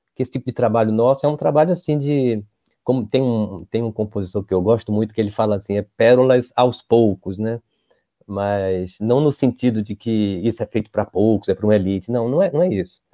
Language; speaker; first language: Portuguese; native; Portuguese